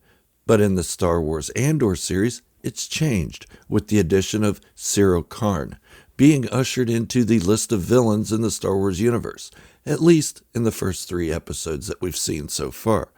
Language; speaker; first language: English; native; English